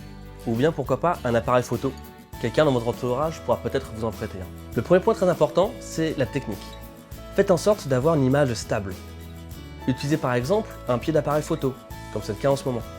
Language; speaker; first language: French; native; French